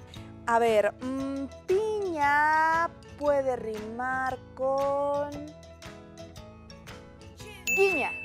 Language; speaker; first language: Spanish; native; Spanish